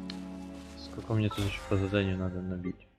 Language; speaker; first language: Russian; native; Russian